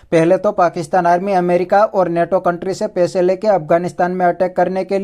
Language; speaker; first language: Hindi; native; Hindi